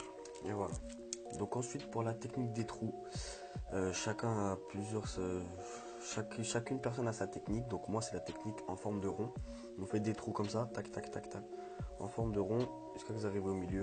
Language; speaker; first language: French; native; French